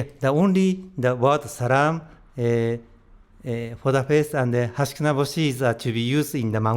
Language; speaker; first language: English; non-native, learner; Japanese